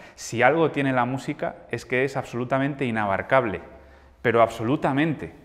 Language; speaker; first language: Spanish; native; Spanish